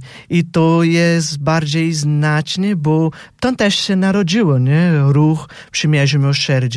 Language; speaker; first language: Polish; non-native, fluent; Portuguese